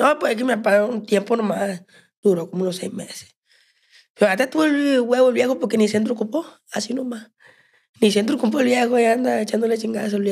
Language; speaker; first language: Spanish; native; Spanish